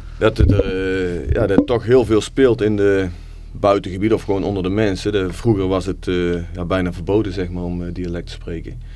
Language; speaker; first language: Dutch; native; Dutch